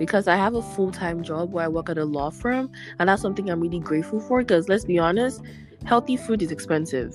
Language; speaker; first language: English; non-native, local second language; Yoruba